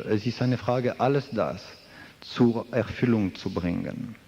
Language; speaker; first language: German; non-native, fluent; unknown